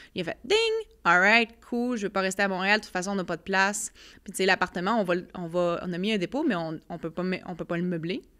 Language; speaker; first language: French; native; French